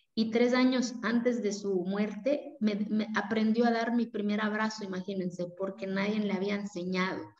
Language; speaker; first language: Spanish; non-native, local second language; Zapotec